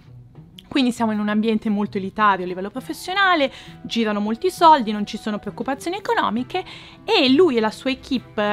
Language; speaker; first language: Italian; native; Italian